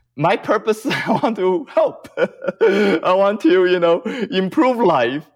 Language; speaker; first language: English; non-native, fluent; Chinese